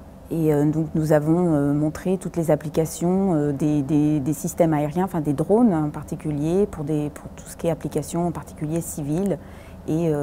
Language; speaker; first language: French; native; French